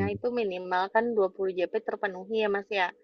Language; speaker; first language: Indonesian; native; Indonesian